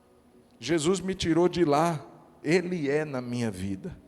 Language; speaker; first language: Portuguese; native; Portuguese